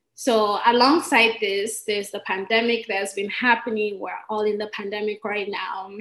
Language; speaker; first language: English; non-native, local second language; Igbo